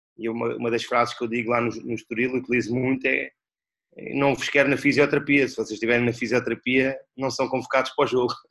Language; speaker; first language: Portuguese; native; Portuguese